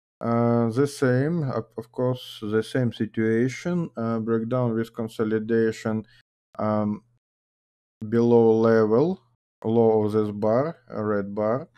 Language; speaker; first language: English; non-native, learner; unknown